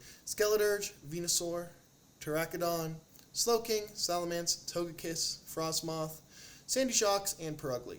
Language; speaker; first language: English; native; English